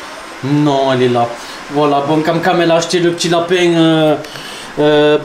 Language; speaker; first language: French; native; French